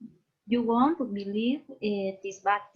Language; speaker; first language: English; non-native, learner; Spanish